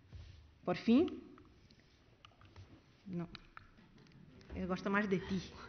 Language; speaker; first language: Spanish; non-native, learner; Portuguese